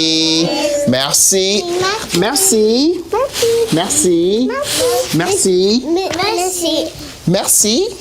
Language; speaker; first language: French; non-native, fluent; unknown